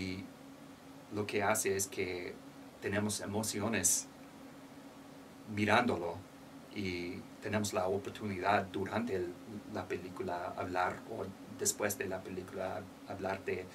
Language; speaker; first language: Spanish; non-native, learner; English